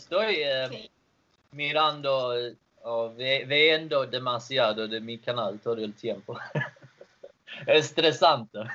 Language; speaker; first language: Spanish; non-native, learner; Swedish